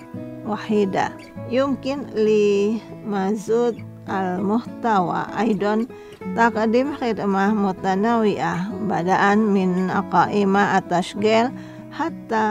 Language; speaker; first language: Arabic; non-native, fluent; Indonesian